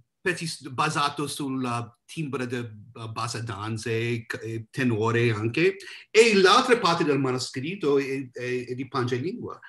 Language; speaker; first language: Italian; non-native, learner; English